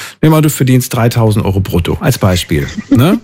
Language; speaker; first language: German; native; German